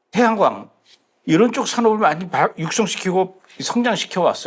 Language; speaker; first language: Korean; native; Korean